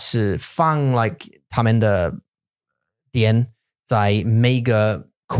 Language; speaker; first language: Chinese; non-native, learner; English